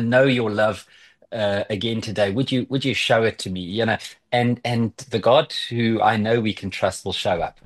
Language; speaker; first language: English; native; English